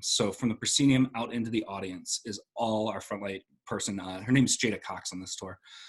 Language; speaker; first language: English; native; English